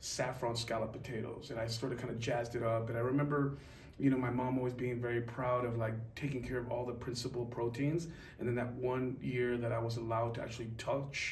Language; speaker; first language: English; native; English